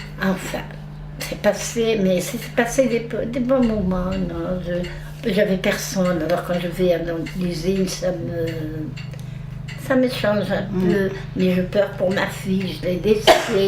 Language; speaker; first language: French; non-native, learner; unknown